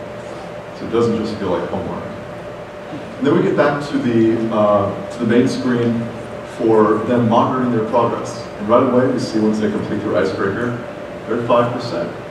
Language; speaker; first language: English; native; English